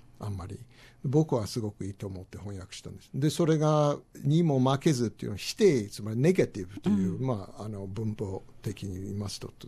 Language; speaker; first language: Japanese; non-native, fluent; English